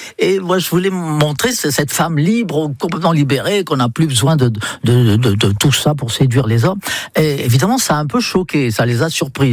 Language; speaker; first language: French; non-native, fluent; English